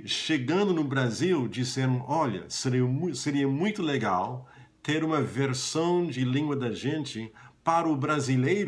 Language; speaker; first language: Portuguese; non-native, fluent; English